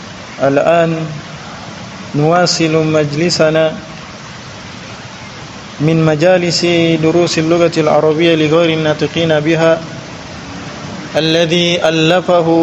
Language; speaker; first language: Arabic; non-native, fluent; Indonesian